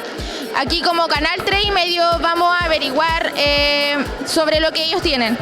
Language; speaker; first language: Spanish; native; Spanish